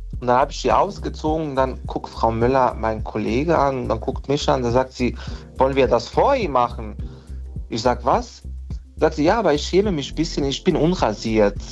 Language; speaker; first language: German; non-native, fluent; Bosnian